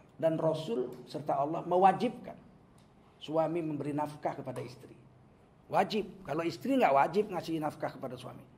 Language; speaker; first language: Indonesian; native; Indonesian